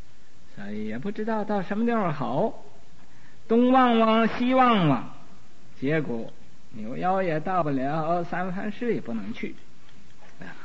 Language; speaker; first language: Chinese; native; Chinese